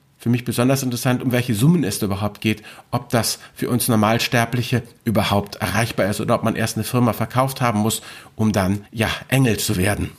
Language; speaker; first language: German; native; German